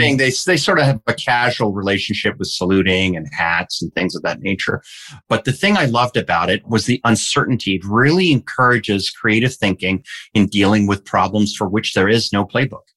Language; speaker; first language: English; early bilingual, heritage; English